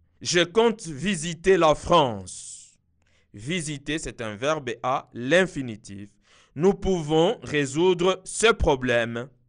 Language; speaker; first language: French; non-native, local second language; Kinyarwanda